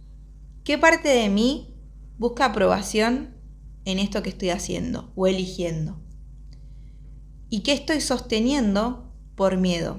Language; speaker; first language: Spanish; native; Spanish